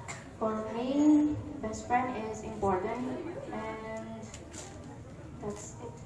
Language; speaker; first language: English; non-native, learner; Indonesian